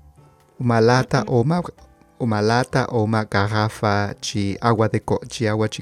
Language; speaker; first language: Portuguese; non-native, learner; Spanish